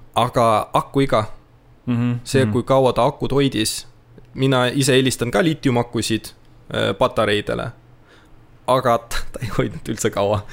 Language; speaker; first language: Estonian; non-native, local second language; Russian